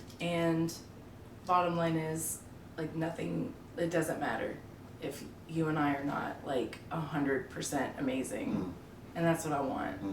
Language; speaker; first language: English; native; English